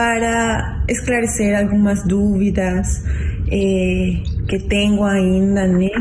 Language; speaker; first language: Portuguese; non-native, learner; Spanish